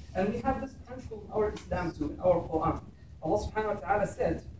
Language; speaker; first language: English; non-native, fluent; Arabic